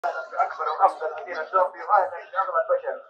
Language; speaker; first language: Arabic; native; Arabic